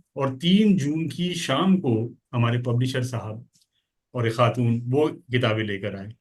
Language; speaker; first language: Urdu; native; Urdu